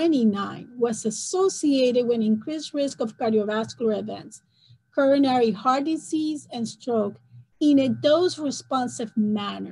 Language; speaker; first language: English; non-native, fluent; Spanish